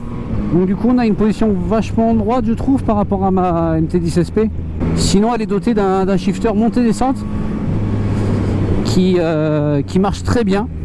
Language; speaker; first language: French; native; French